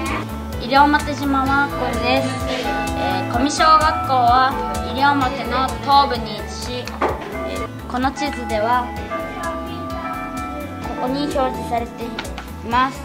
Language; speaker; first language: Japanese; native; Japanese